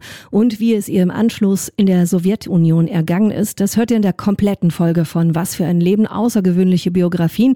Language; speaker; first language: German; native; German